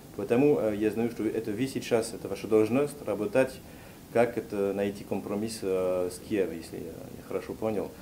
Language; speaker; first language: Russian; non-native, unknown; French